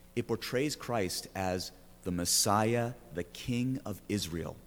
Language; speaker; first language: English; native; English